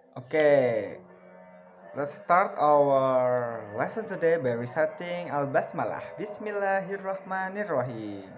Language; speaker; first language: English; non-native, learner; Indonesian